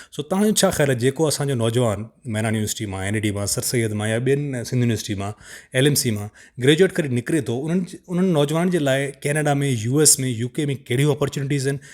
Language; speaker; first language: Sindhi; native; Sindhi